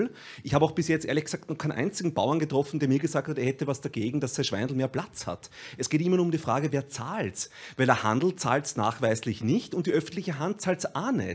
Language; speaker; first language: German; native; German